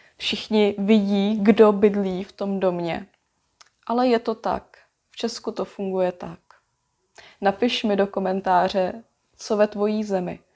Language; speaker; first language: Czech; native; Czech